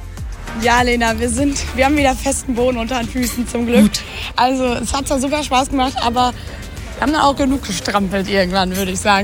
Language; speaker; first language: German; native; German